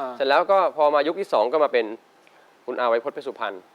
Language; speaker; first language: Thai; native; Thai